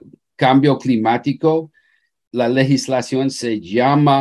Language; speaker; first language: Spanish; non-native, fluent; English